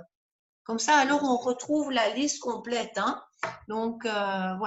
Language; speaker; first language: French; native; French